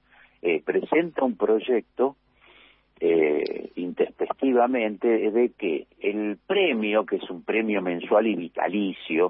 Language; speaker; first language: Spanish; native; Spanish